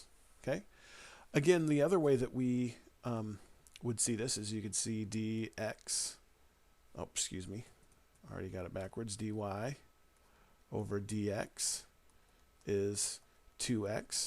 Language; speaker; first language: English; native; English